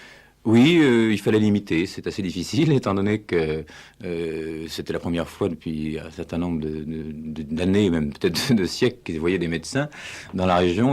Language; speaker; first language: French; native; French